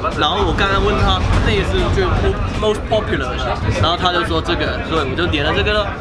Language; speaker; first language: Chinese; non-native, local second language; Cantonese